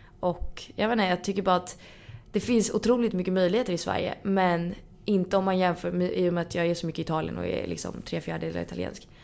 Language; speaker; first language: Swedish; native; Swedish